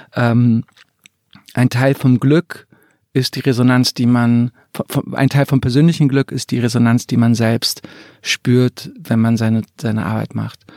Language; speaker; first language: German; early bilingual, other home language; Croatian